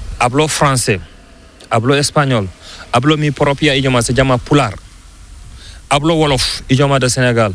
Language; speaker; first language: Spanish; non-native, learner; Fula